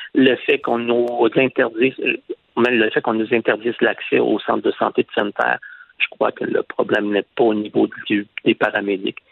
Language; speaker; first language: French; native; French